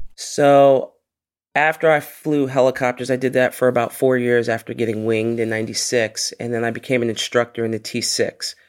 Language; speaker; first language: English; native; English